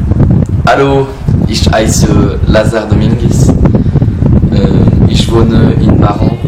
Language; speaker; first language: German; non-native, learner; French